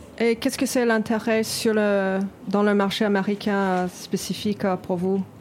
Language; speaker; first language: French; non-native, fluent; English